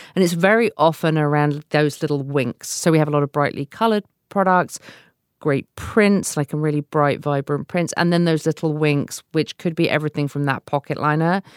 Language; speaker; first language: English; native; English